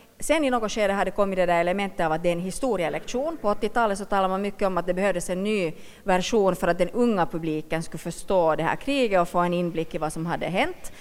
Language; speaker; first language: Swedish; native; Swedish